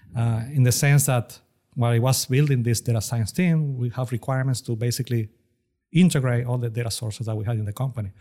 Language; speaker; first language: English; non-native, fluent; Spanish